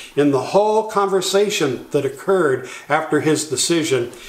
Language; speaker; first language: English; native; English